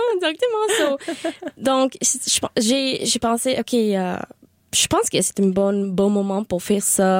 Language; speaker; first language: French; non-native, local second language; English